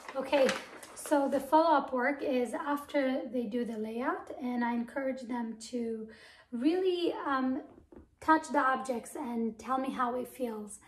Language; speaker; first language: English; non-native, fluent; Hebrew